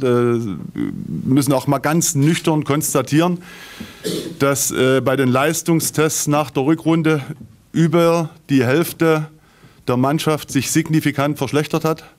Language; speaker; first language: German; native; German